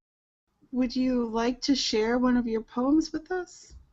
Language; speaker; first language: English; native; English